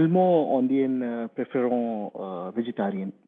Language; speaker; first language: French; non-native, learner; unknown